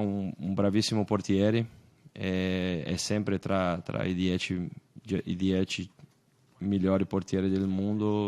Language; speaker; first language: Italian; non-native, fluent; Portuguese